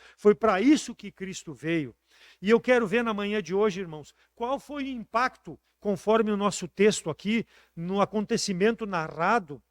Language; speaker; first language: Portuguese; native; Portuguese